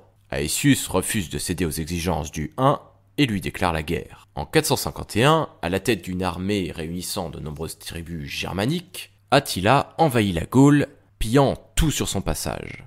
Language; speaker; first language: French; native; French